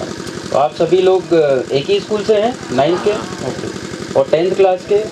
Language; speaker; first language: Hindi; native; Hindi